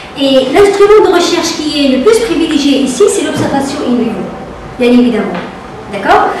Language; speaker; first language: French; non-native, local second language; Arabic